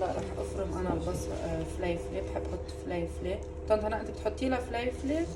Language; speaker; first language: Arabic; native; Arabic